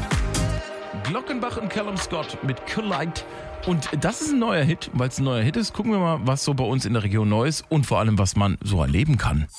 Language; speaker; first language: German; native; German